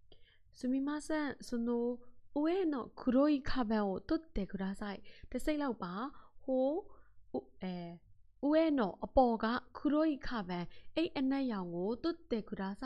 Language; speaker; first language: Japanese; non-native, fluent; Burmese